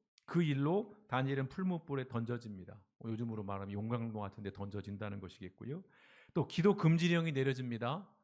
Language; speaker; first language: Korean; native; Korean